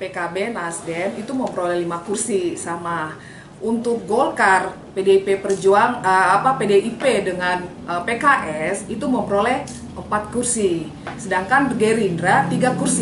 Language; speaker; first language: Indonesian; native; Indonesian